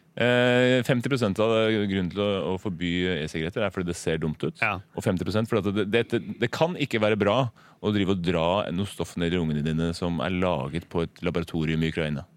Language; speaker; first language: Norwegian; native; Norwegian